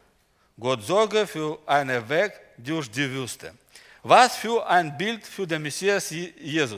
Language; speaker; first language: German; non-native, learner; Russian